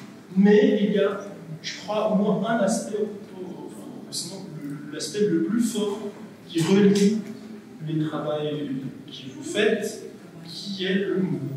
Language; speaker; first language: French; non-native, fluent; Portuguese